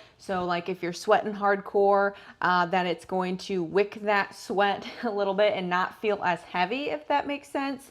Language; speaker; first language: English; native; English